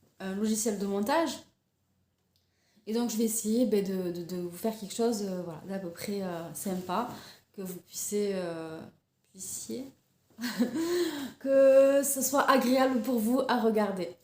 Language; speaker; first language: French; native; French